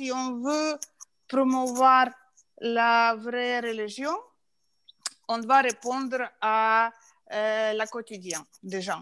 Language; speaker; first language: French; non-native, fluent; Ukrainian